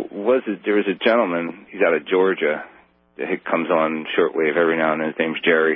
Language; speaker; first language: English; native; English